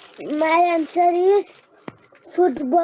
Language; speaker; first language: English; non-native, learner; Hindi